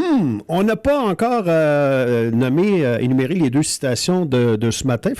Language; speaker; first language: French; native; French